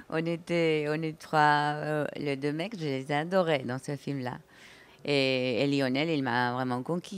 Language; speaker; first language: French; non-native, fluent; Spanish